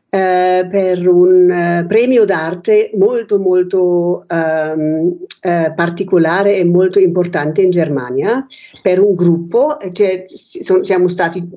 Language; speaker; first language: Italian; non-native, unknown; German